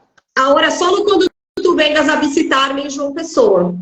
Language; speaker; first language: Spanish; non-native, fluent; Portuguese